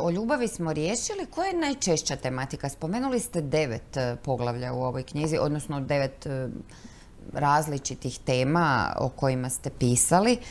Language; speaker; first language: Croatian; native; Croatian